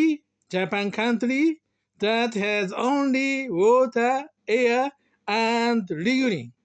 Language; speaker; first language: English; non-native, learner; Japanese